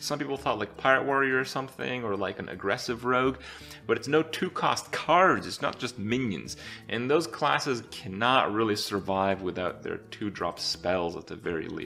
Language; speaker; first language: English; non-native, fluent; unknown